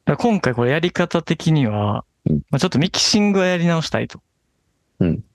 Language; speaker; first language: Japanese; native; Japanese